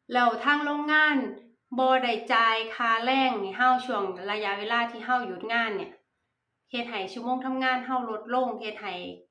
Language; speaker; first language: Thai; native; Thai